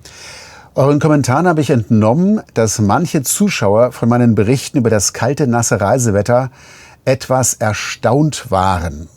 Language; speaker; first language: German; native; German